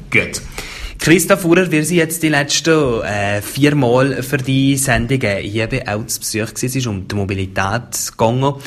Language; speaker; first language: German; native; German